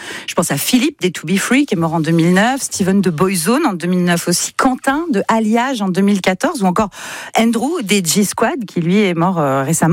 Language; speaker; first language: French; native; French